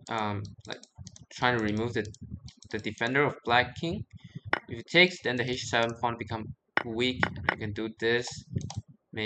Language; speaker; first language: English; non-native, fluent; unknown